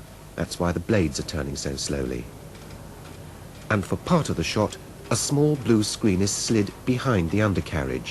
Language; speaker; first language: English; native; English